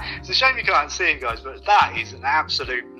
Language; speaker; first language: English; native; English